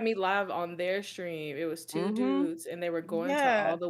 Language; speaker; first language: English; native; English